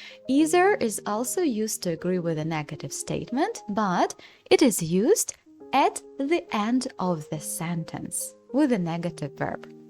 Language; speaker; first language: English; non-native, fluent; Ukrainian